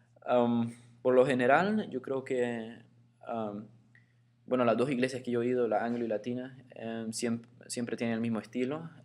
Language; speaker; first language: Spanish; early bilingual, heritage; Spanish